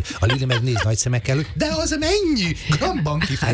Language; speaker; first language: Hungarian; native; Hungarian